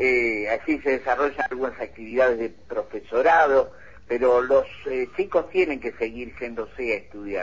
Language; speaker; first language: Spanish; native; Spanish